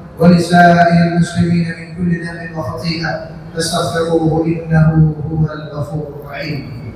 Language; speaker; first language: Arabic; non-native, fluent; Bangla